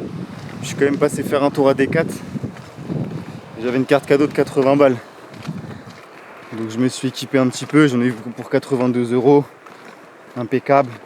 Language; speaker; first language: French; native; French